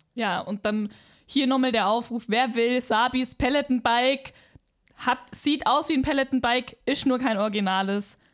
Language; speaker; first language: German; native; German